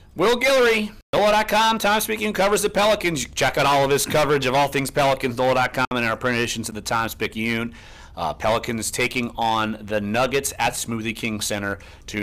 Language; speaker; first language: English; native; English